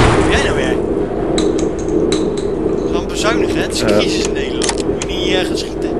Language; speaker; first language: Dutch; native; Dutch